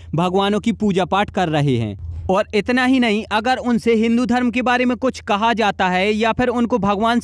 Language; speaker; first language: Hindi; native; Hindi